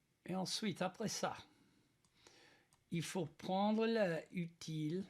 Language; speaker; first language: French; non-native, learner; English